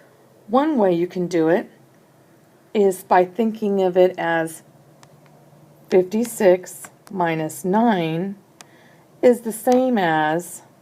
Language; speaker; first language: English; native; English